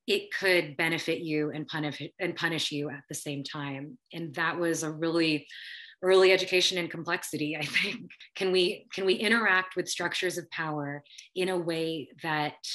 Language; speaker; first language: English; early bilingual, other home language; Filipino